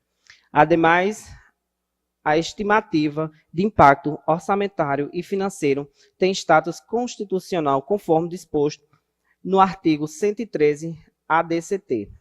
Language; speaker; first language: Portuguese; native; Portuguese